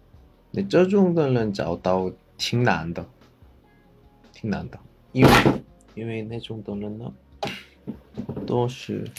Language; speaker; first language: Chinese; non-native, learner; Korean